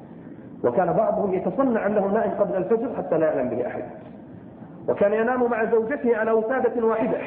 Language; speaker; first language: Arabic; native; Arabic